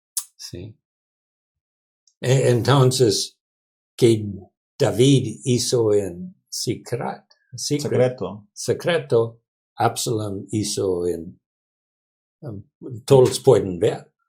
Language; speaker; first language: Spanish; non-native, learner; English